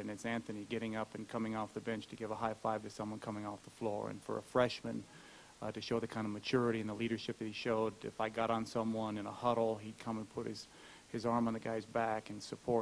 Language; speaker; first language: English; native; English